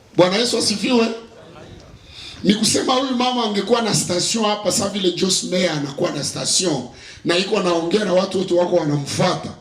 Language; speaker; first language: Swahili; non-native, local second language; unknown